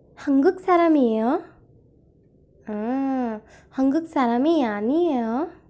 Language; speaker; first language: Korean; non-native, learner; Hindi